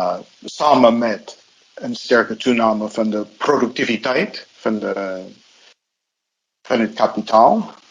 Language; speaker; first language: Dutch; non-native, fluent; English